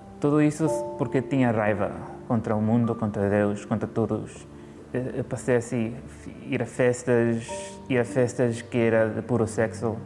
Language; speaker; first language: Portuguese; early bilingual, heritage; Portuguese